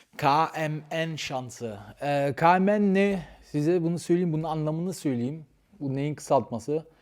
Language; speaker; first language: Turkish; early bilingual, heritage; Turkish